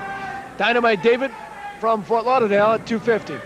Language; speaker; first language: English; native; English